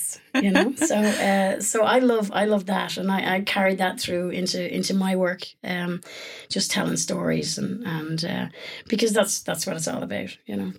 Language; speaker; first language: English; native; English